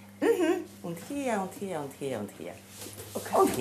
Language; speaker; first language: German; non-native, learner; Polish